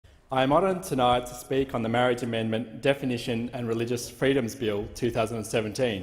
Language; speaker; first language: English; native; English